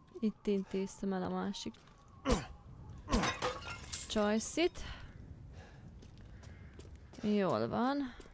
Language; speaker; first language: Hungarian; native; Hungarian